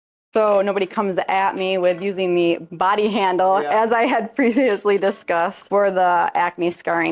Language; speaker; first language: English; native; English